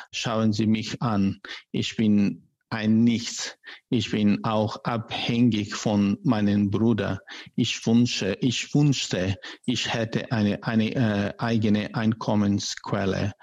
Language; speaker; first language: German; non-native, learner; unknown